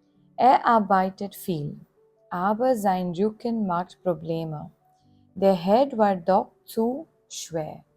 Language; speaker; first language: German; non-native, fluent; Gujarati